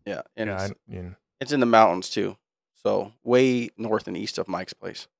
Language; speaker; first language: English; native; English